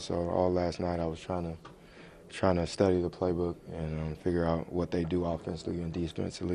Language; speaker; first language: English; native; English